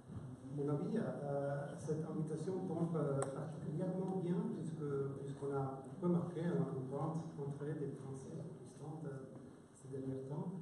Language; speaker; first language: French; non-native, fluent; Icelandic